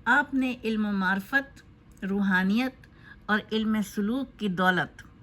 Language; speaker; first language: Urdu; native; Urdu